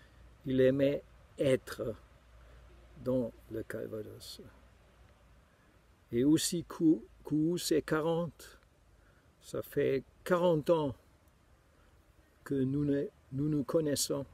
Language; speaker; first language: French; non-native, fluent; German